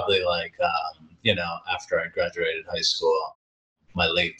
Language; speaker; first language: English; early bilingual, other home language; Jamaican Creole English